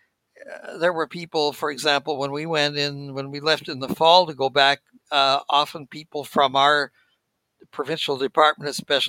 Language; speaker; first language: English; native; English